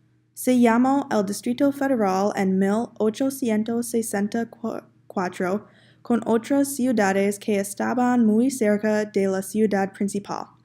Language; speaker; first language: Spanish; non-native, learner; English